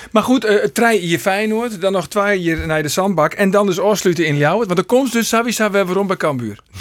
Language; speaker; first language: Dutch; non-native, local second language; Western Frisian